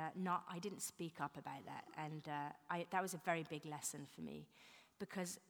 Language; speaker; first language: English; native; English